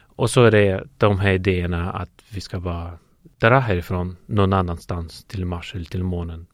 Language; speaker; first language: Swedish; non-native, fluent; Russian